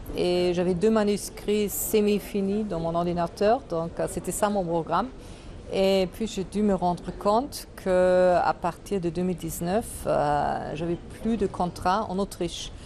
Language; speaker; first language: French; non-native, fluent; German